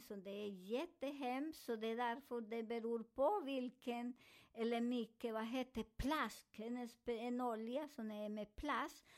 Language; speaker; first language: Swedish; non-native, fluent; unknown